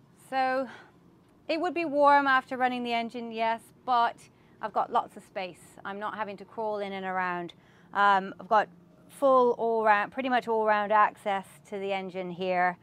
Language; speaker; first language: English; native; English